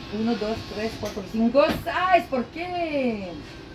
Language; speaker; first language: Spanish; non-native, learner; French